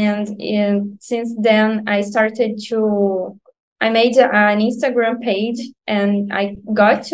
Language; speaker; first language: English; non-native, learner; Portuguese